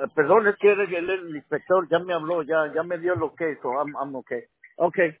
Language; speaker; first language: Spanish; native; Spanish